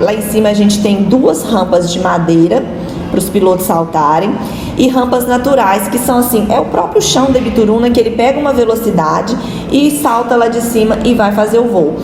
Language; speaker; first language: Portuguese; native; Portuguese